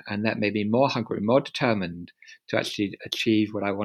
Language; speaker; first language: English; native; English